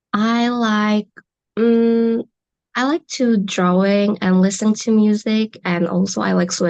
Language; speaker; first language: English; non-native, learner; Indonesian